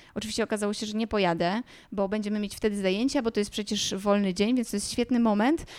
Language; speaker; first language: Polish; native; Polish